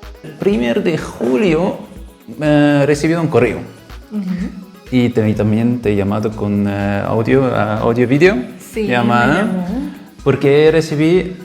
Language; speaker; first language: Spanish; non-native, fluent; German